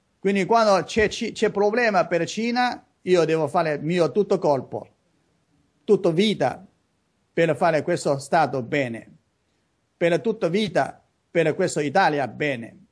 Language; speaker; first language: Italian; non-native, learner; Chinese